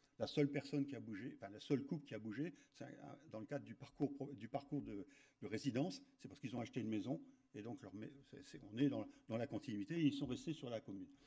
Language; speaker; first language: French; native; French